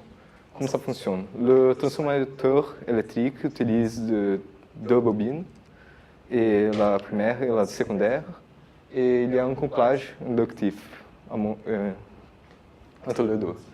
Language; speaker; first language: French; non-native, learner; Portuguese